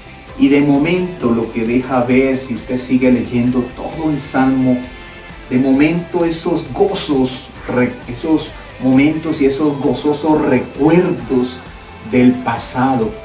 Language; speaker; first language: Spanish; native; Spanish